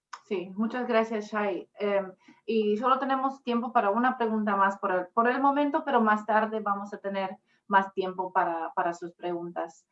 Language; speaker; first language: Spanish; non-native, fluent; English